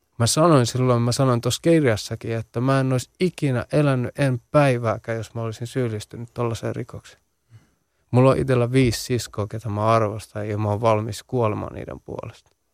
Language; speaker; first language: Finnish; early bilingual, other home language; Central Kurdish